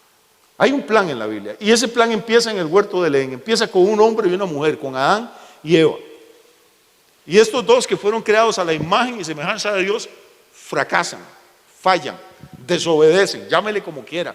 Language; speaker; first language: Spanish; native; Spanish